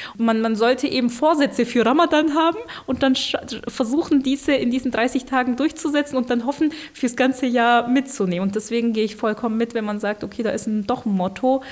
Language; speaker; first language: German; early bilingual, other home language; Turkish